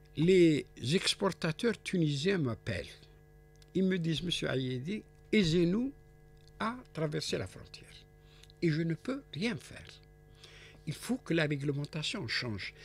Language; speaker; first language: French; non-native, local second language; Arabic